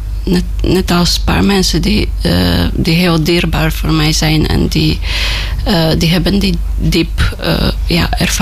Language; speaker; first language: Dutch; non-native, learner; Polish